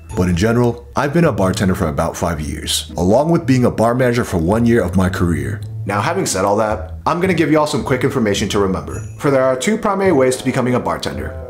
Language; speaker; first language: English; native; English